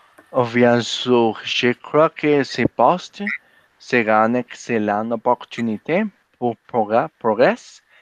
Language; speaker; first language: French; non-native, learner; Spanish